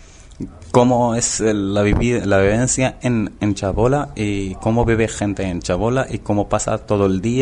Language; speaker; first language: Spanish; non-native, learner; Arabic